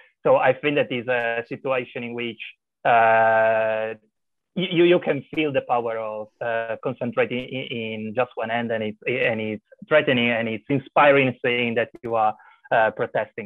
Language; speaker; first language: English; non-native, fluent; Italian